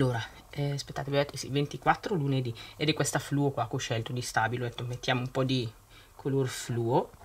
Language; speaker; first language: Italian; native; Italian